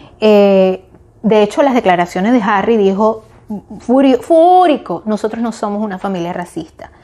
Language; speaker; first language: Spanish; native; Spanish